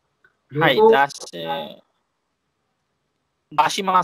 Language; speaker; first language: Japanese; non-native, learner; Bangla